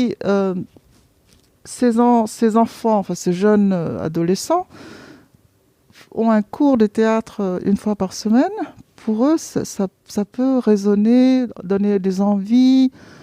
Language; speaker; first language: French; non-native, fluent; Vietnamese